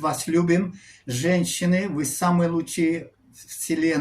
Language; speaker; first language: Russian; non-native, learner; English